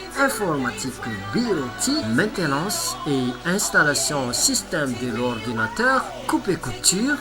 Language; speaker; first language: French; non-native, local second language; Malagasy